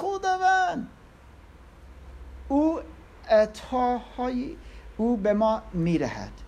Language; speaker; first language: Persian; non-native, learner; English